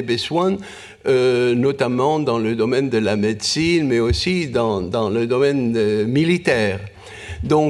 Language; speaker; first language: French; non-native, fluent; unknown